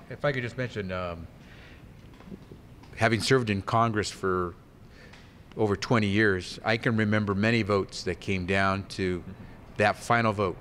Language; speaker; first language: English; early bilingual, other home language; Spanish